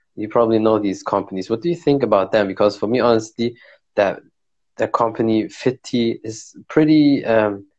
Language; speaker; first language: English; non-native, fluent; Arabic